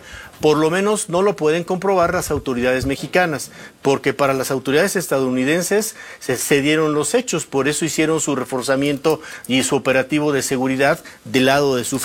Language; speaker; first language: Spanish; native; Spanish